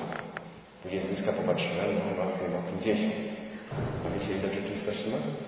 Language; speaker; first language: Polish; native; Polish